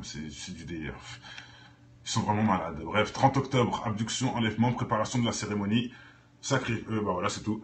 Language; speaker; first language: French; native; French